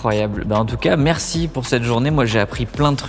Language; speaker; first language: French; native; French